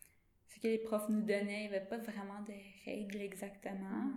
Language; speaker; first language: French; non-native, local second language; English